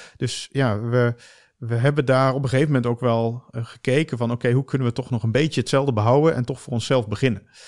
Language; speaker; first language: Dutch; native; Dutch